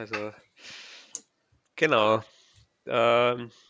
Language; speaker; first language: German; native; German